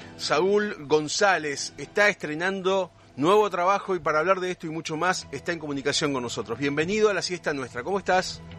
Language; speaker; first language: Spanish; native; Spanish